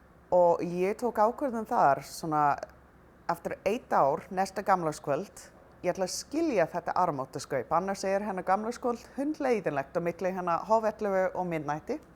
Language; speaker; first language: Icelandic; non-native, fluent; English